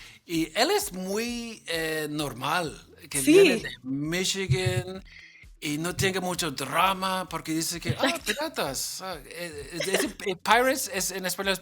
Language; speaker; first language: Spanish; non-native, learner; English